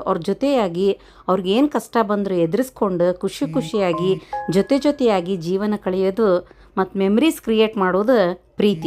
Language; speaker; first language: Kannada; native; Kannada